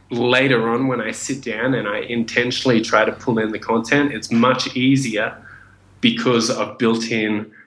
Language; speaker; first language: English; native; English